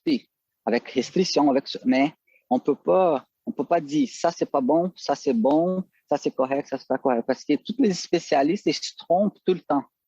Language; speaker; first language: French; non-native, fluent; Portuguese